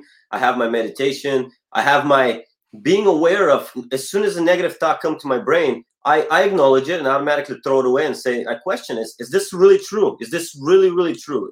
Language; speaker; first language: English; non-native, fluent; Bulgarian